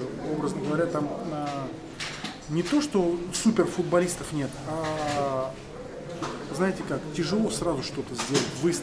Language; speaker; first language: Russian; native; Russian